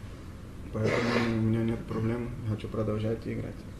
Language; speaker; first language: Russian; non-native, learner; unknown